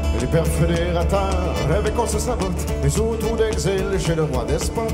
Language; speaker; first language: French; native; French